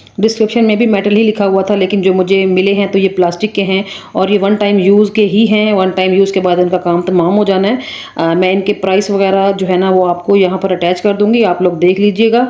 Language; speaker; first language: Urdu; native; Urdu